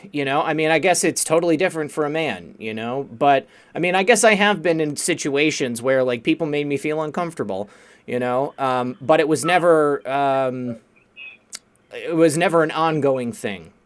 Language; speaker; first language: English; native; English